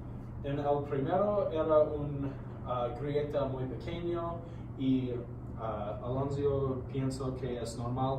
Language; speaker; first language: Spanish; non-native, learner; English